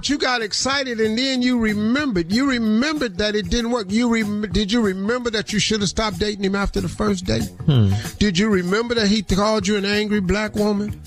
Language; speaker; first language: English; native; English